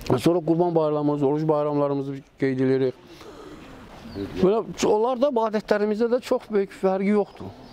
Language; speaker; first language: Azerbaijani; non-native, local second language; Georgian